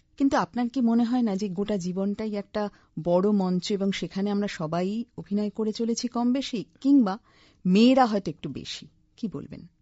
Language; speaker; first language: Bangla; native; Bangla